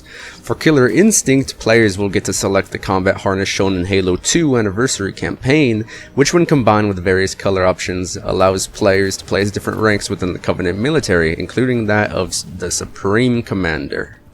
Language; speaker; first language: English; native; English